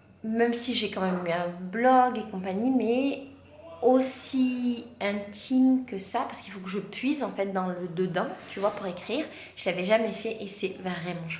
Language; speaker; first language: French; native; French